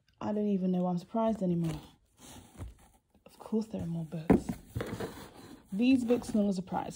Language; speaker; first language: English; native; English